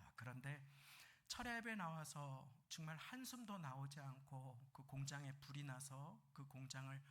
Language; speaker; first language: Korean; native; Korean